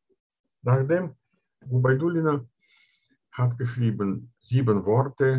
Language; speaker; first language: German; non-native, fluent; Russian